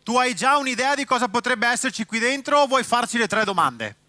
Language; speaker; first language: Italian; native; Italian